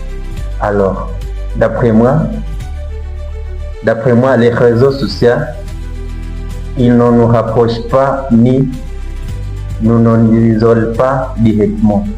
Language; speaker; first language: French; non-native, learner; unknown